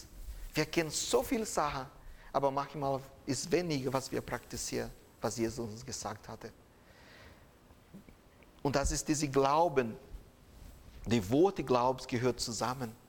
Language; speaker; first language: German; non-native, fluent; Portuguese